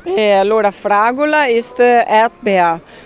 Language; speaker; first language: German; non-native, learner; Italian